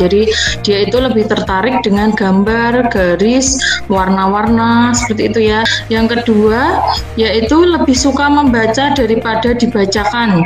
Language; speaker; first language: Indonesian; native; Indonesian